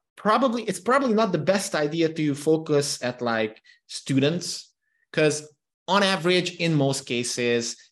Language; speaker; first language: English; non-native, fluent; Hungarian